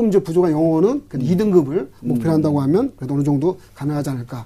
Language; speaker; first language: Korean; native; Korean